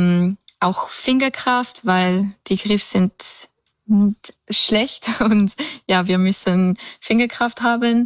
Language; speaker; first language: German; non-native, learner; English